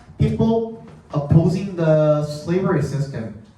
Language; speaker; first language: English; non-native, fluent; Korean